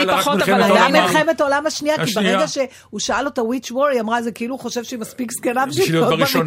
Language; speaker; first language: Hebrew; native; Hebrew